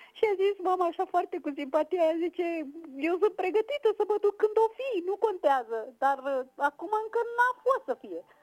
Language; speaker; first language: Romanian; native; Romanian